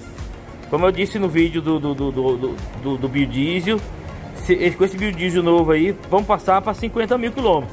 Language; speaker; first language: Portuguese; native; Portuguese